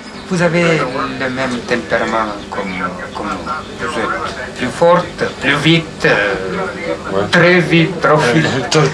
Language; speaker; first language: French; non-native, learner; Romanian